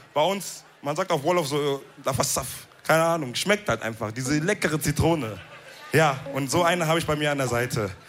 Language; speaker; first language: German; early bilingual, other home language; Wolof